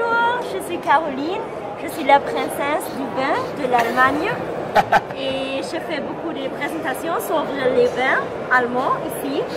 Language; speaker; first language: French; non-native, learner; German